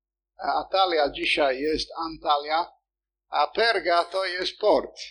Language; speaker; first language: Polish; non-native, fluent; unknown